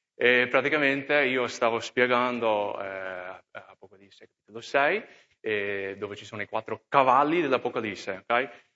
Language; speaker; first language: Italian; non-native, fluent; English